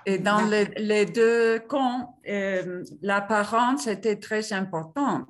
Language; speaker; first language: French; non-native, fluent; Spanish